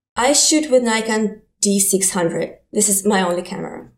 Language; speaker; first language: English; non-native, fluent; Ukrainian